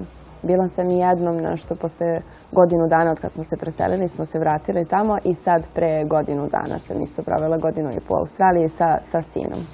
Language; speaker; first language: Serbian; early bilingual, heritage; Serbian